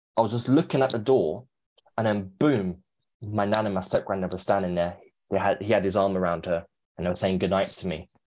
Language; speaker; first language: English; native; English